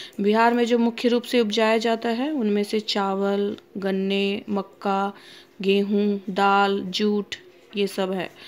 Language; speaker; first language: Hindi; native; Hindi